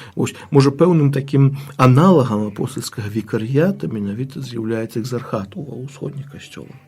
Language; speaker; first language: Belarusian; native; Belarusian